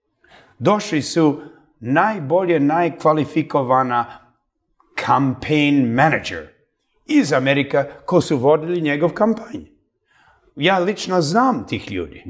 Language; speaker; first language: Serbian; early bilingual, heritage; Serbian